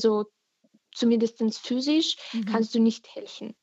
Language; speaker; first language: German; non-native, fluent; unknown